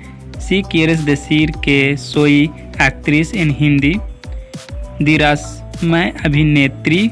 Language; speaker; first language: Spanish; non-native, learner; Hindi